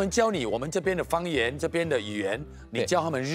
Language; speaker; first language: Chinese; native; Chinese